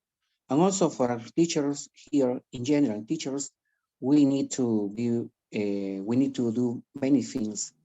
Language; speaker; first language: English; non-native, fluent; Spanish